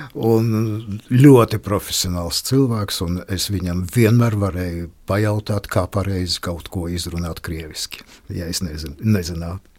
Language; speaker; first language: Latvian; non-native, local second language; Russian